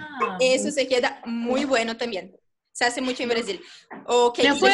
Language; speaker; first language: Spanish; non-native, fluent; Portuguese